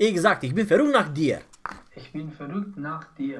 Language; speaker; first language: German; non-native, learner; Romanian